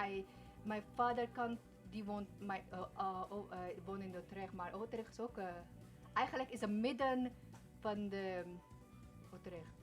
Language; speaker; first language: Dutch; early bilingual, other home language; Persian